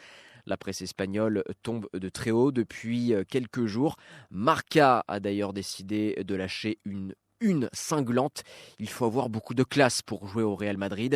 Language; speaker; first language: French; native; French